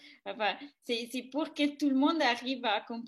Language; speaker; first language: French; non-native, fluent; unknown